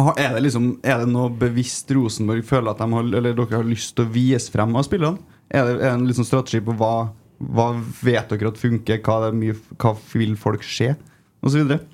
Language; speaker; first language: Norwegian; native; Norwegian